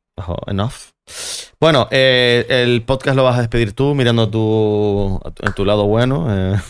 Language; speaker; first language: Spanish; native; Spanish